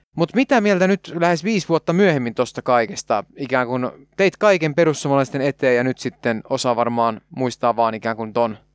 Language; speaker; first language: Finnish; native; Finnish